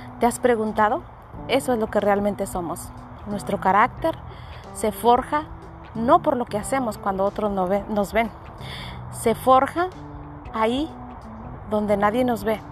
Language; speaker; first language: Spanish; native; Spanish